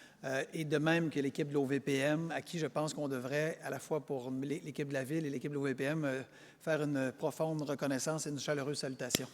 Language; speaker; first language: French; native; French